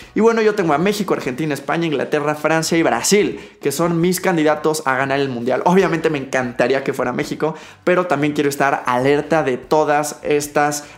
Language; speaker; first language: Spanish; native; Spanish